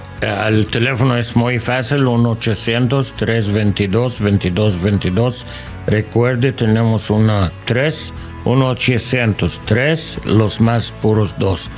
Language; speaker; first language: Spanish; non-native, learner; English